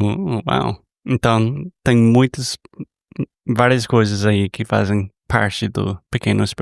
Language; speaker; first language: Portuguese; non-native, fluent; English